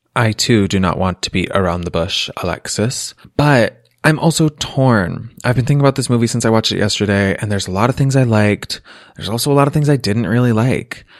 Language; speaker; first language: English; native; English